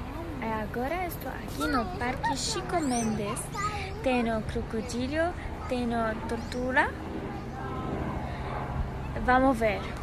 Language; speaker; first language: Portuguese; non-native, learner; Spanish